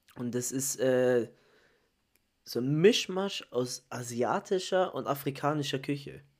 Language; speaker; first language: German; early bilingual, other home language; Italian